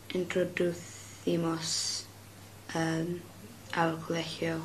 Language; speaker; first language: Spanish; non-native, learner; English